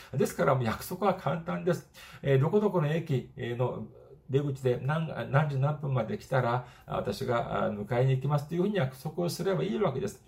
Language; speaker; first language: Japanese; non-native, fluent; Korean